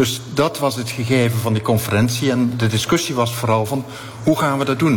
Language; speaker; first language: Dutch; native; Dutch